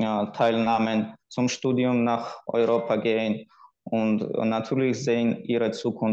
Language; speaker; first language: German; non-native, fluent; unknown